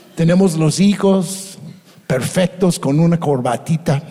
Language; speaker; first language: Spanish; non-native, fluent; English